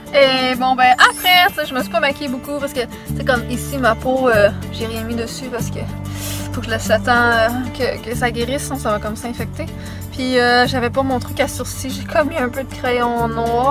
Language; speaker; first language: French; native; French